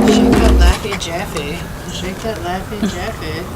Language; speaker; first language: English; native; English